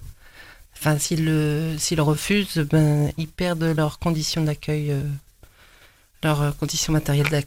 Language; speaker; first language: French; native; French